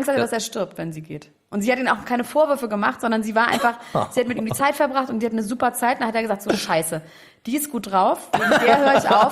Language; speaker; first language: German; native; German